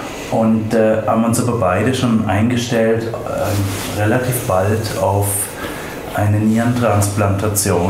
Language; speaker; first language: German; native; German